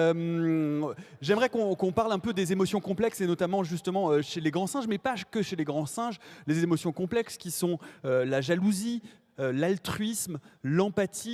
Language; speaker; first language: French; native; French